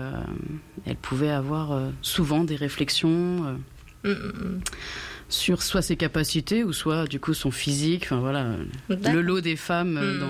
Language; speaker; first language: French; native; French